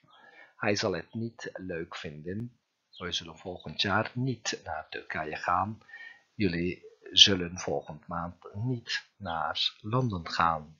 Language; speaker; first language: Dutch; non-native, fluent; Turkish